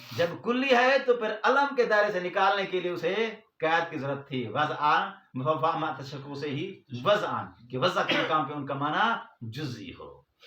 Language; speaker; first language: Urdu; non-native, local second language; Punjabi